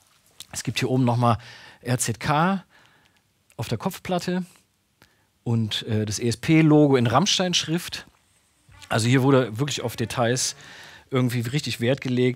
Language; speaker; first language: German; native; German